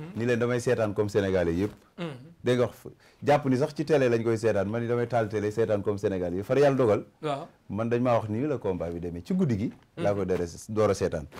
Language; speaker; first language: Wolof; native; Wolof